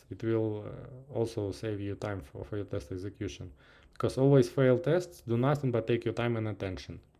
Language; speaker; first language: English; non-native, fluent; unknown